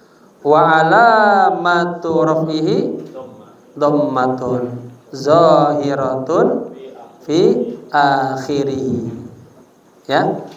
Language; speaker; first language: Arabic; non-native, fluent; Indonesian